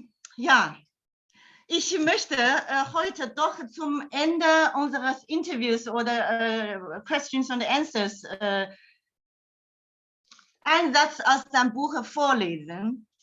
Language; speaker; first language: German; non-native, fluent; Chinese